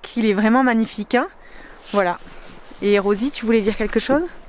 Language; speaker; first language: French; native; French